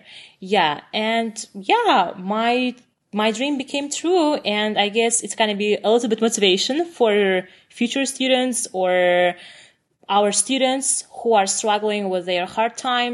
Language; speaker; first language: English; non-native, fluent; Turkmen